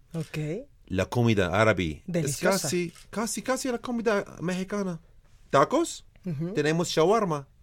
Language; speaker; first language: Spanish; non-native, learner; Arabic